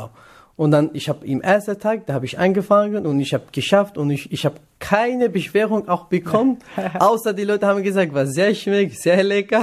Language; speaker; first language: German; non-native, learner; Kurdish